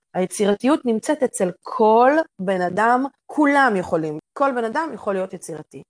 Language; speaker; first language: Hebrew; native; Hebrew